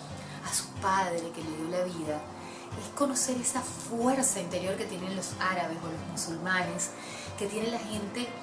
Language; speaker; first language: Spanish; native; Spanish